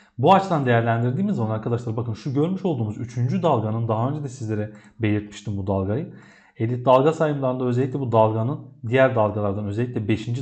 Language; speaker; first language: Turkish; native; Turkish